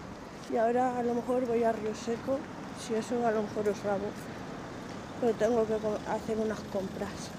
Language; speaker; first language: Spanish; native; Spanish